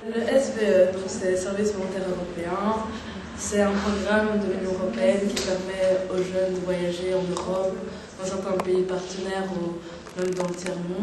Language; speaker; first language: French; native; French